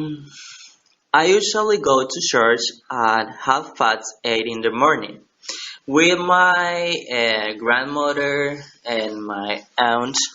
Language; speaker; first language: English; non-native, learner; Spanish